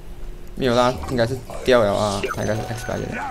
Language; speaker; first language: Chinese; native; Chinese